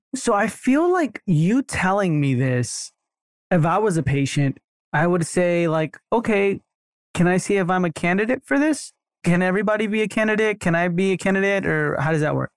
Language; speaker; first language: English; native; English